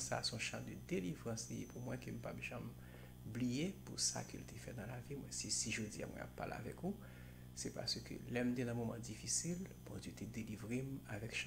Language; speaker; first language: French; non-native, local second language; Haitian Creole